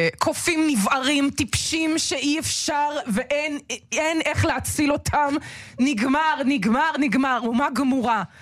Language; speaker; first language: Hebrew; early bilingual, other home language; Russian